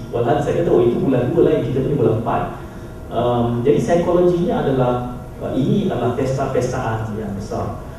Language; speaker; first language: Malay; native; Malay